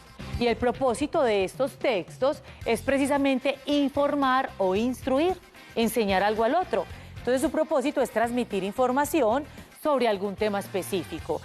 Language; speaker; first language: Spanish; native; Spanish